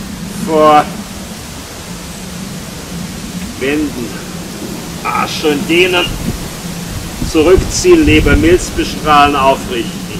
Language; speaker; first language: German; native; German